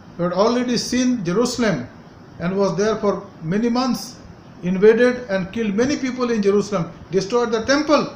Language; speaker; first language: English; non-native, local second language; Hindi